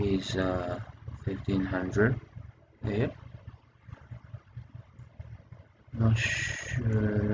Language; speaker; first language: English; non-native, fluent; Chinese